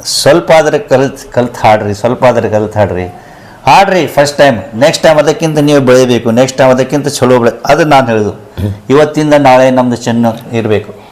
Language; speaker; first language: Kannada; non-native, local second language; Urdu